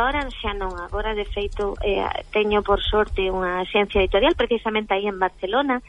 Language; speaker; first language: Galician; non-native, local second language; Spanish